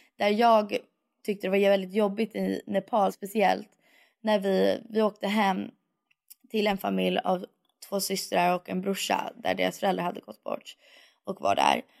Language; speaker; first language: Swedish; early bilingual, heritage; Swedish